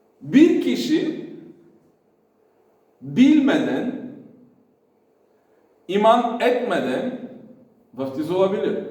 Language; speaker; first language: Turkish; non-native, fluent; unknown